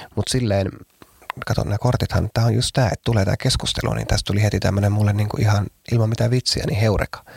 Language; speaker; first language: Finnish; native; Finnish